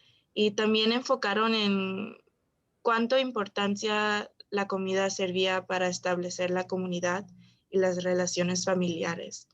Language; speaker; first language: Spanish; early bilingual, heritage; Spanish